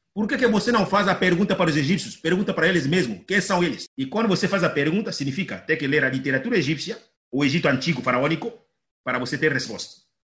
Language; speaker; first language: Portuguese; non-native, fluent; Lingala